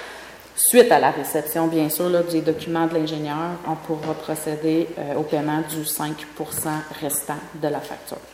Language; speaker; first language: French; native; French